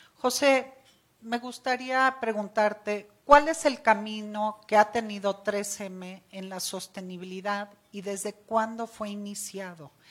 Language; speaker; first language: Spanish; native; Spanish